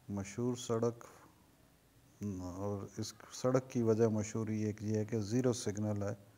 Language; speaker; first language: Urdu; native; Urdu